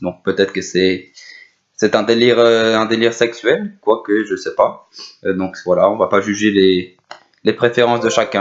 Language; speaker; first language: French; native; French